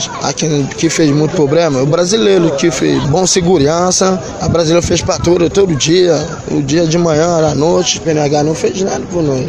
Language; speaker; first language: Portuguese; non-native, learner; Haitian Creole